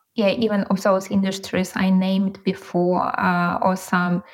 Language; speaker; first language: English; non-native, fluent; Ukrainian